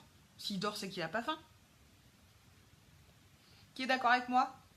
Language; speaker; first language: French; native; French